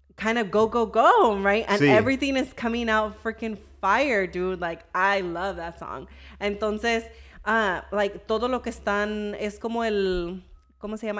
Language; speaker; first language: Spanish; early bilingual, heritage; English